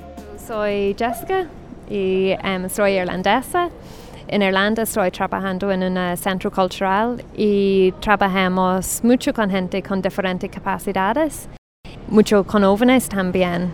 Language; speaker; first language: Spanish; non-native, fluent; English